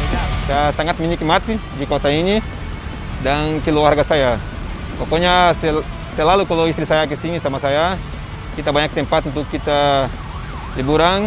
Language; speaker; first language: Indonesian; non-native, fluent; Portuguese